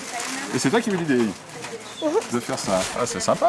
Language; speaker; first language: French; native; French